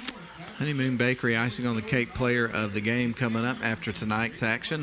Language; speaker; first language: English; native; English